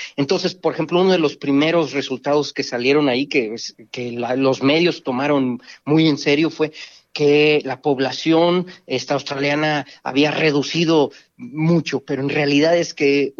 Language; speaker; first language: Spanish; native; Spanish